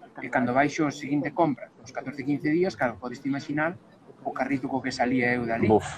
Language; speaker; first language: Galician; non-native, local second language; Spanish